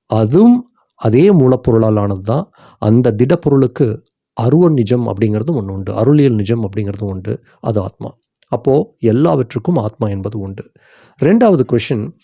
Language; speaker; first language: Tamil; native; Tamil